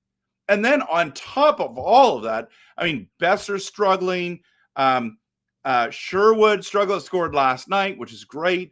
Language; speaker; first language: English; native; English